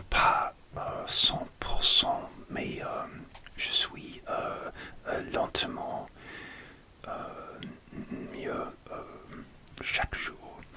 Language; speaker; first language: French; non-native, learner; English